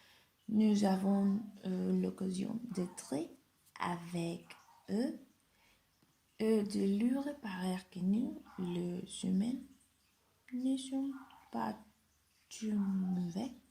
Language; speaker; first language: French; non-native, learner; Spanish